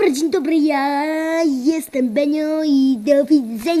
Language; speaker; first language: Polish; early bilingual, heritage; Polish